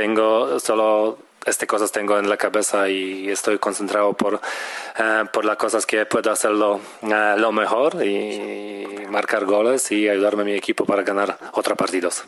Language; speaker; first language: Spanish; non-native, fluent; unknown